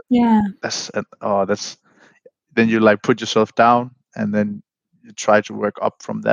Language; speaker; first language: English; non-native, fluent; Danish